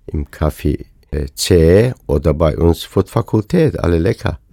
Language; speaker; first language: German; non-native, fluent; Persian